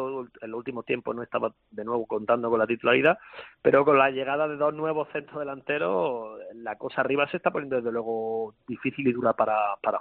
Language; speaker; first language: Spanish; native; Spanish